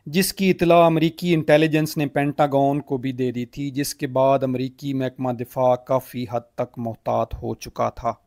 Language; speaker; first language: Urdu; native; Urdu